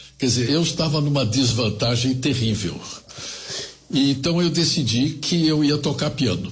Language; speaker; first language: Portuguese; early bilingual, other home language; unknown